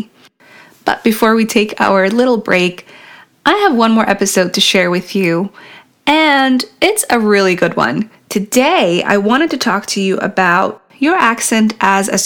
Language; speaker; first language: English; non-native, fluent; Polish